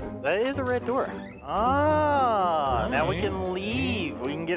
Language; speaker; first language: English; native; English